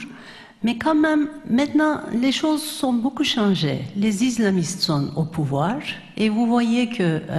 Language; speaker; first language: French; non-native, fluent; Turkish